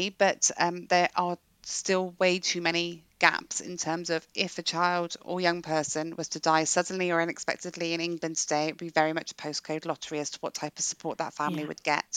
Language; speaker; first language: English; native; English